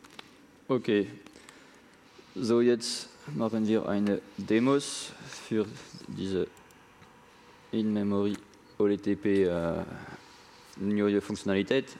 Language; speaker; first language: German; non-native, learner; French